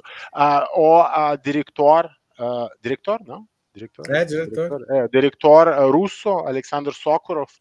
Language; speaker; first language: Portuguese; non-native, fluent; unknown